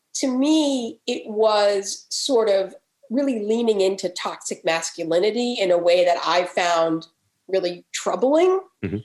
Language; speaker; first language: English; native; English